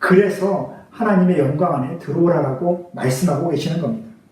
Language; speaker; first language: Korean; native; Korean